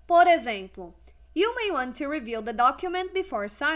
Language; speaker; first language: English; non-native, fluent; Portuguese